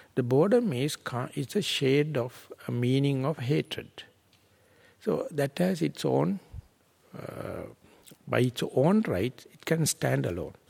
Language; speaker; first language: English; non-native, local second language; Sinhala